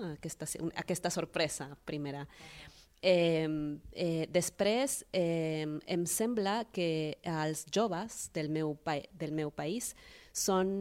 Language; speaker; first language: Catalan; non-native, fluent; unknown